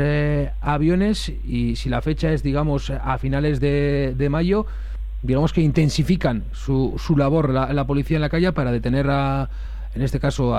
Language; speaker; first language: Spanish; native; Spanish